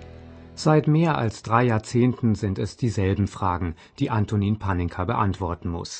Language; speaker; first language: German; native; German